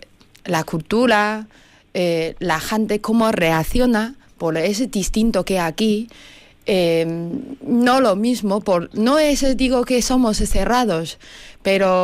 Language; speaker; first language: Spanish; non-native, learner; Chinese